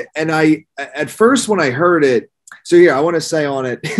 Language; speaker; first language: English; native; English